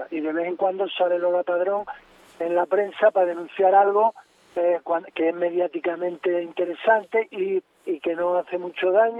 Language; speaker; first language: Spanish; native; Spanish